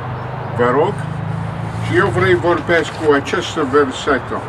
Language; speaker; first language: Romanian; non-native, learner; English